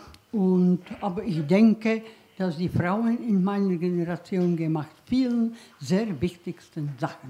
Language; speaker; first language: German; non-native, learner; Czech